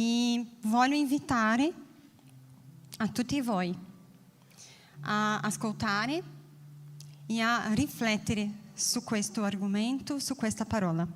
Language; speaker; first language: Italian; non-native, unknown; Portuguese